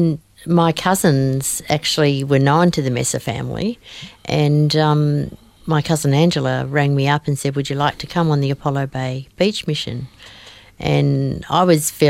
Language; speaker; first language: English; native; English